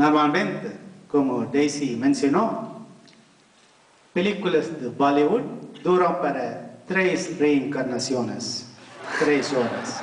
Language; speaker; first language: Spanish; non-native, fluent; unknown